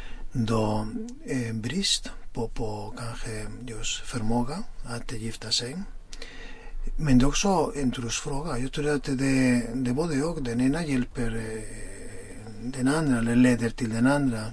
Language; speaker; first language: Swedish; non-native, fluent; Spanish